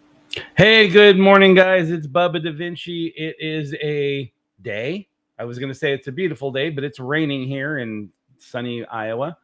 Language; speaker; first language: English; native; English